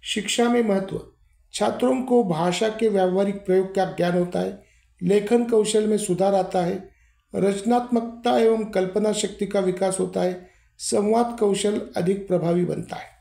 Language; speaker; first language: Hindi; non-native, local second language; Marathi